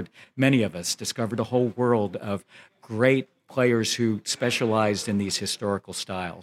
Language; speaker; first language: English; native; English